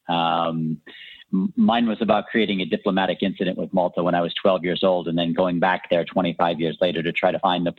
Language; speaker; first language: English; native; English